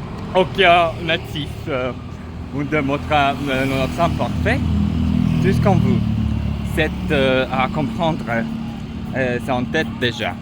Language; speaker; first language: French; non-native, learner; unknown